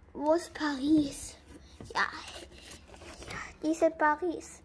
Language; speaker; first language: German; early bilingual, other home language; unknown